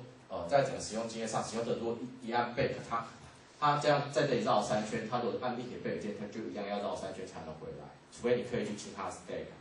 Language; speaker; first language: Chinese; native; Chinese